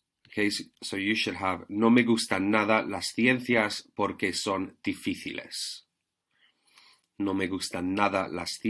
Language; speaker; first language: Spanish; non-native, fluent; English